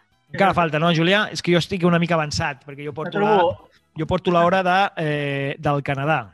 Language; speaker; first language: Catalan; native; Catalan